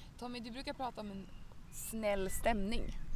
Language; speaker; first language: Swedish; native; Swedish